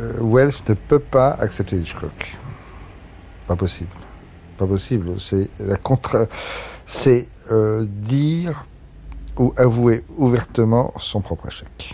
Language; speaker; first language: French; native; French